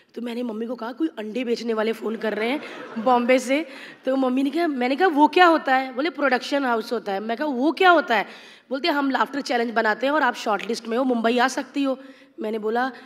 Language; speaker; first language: Hindi; native; Hindi